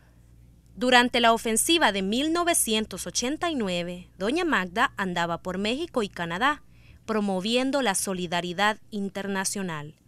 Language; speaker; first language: Spanish; native; Spanish